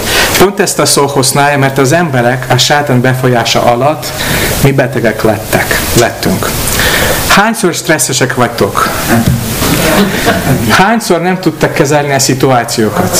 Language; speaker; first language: Hungarian; non-native, fluent; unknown